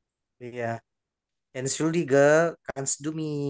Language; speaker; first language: German; non-native, learner; Indonesian